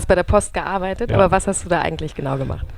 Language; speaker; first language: German; native; German